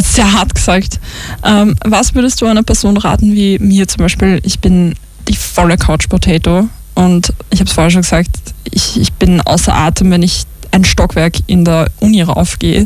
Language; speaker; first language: German; native; German